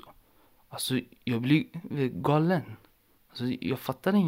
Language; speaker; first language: Swedish; non-native, learner; Persian